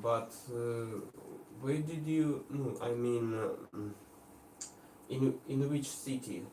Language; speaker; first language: English; non-native, learner; Russian